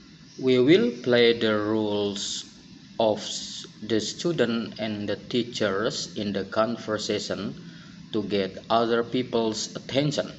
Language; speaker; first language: English; non-native, fluent; Indonesian